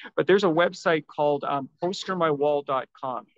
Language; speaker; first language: English; native; English